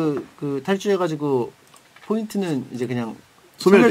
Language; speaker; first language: Korean; native; Korean